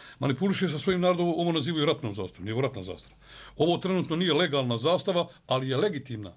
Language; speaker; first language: Bosnian; native; Bosnian